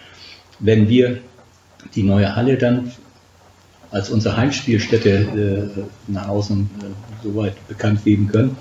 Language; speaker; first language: German; native; German